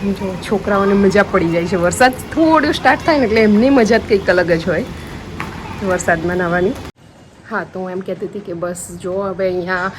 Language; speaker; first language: Gujarati; native; Gujarati